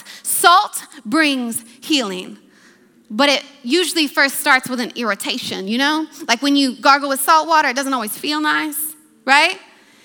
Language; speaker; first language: English; native; English